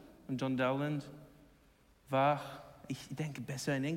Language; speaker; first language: German; non-native, learner; English